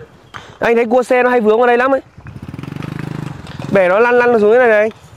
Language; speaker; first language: Vietnamese; native; Vietnamese